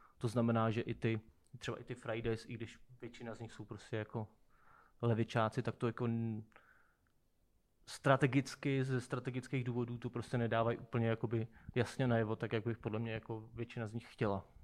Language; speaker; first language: Czech; native; Czech